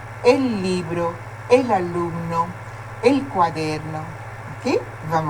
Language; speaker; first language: Spanish; non-native, fluent; Portuguese